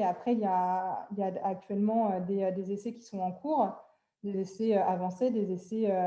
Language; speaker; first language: French; native; French